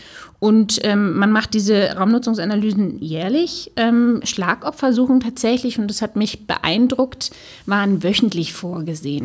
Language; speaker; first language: German; native; German